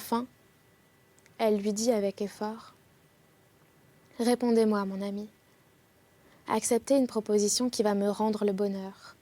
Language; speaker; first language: French; native; French